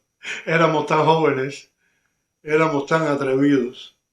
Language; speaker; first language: Spanish; native; Spanish